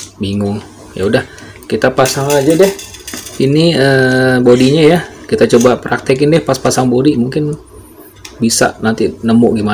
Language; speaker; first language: Indonesian; native; Indonesian